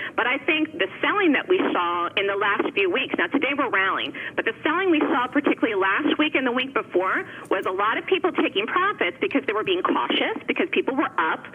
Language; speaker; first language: English; native; English